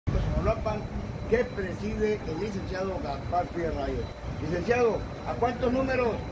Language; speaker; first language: Spanish; native; Spanish